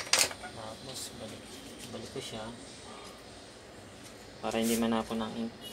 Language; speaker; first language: Filipino; native; Filipino